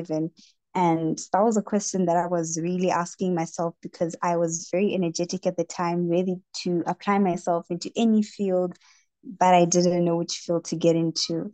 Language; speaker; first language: English; non-native, local second language; Shona